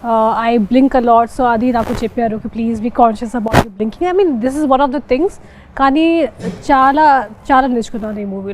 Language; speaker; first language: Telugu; non-native, local second language; Hindi